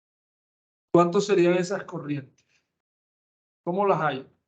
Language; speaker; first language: Spanish; native; Spanish